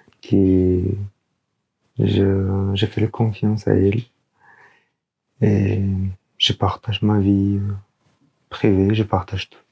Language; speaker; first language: French; non-native, learner; Urdu